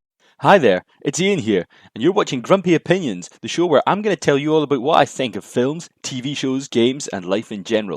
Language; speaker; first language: English; native; English